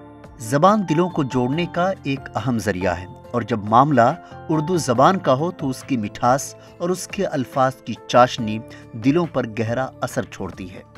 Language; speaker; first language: Hindi; native; Hindi